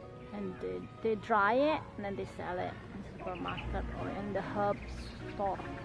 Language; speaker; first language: English; non-native, learner; Indonesian